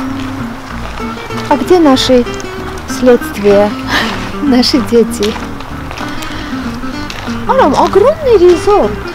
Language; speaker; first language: Russian; non-native, fluent; Armenian